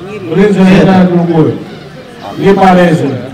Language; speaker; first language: Russian; non-native, learner; Greek